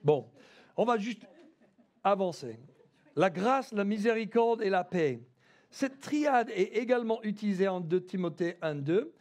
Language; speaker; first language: French; non-native, fluent; English